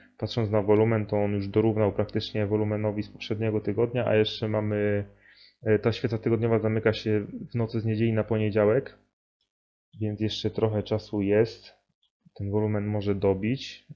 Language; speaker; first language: Polish; native; Polish